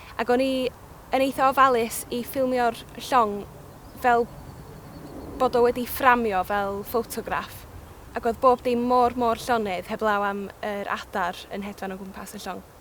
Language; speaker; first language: Welsh; native; Welsh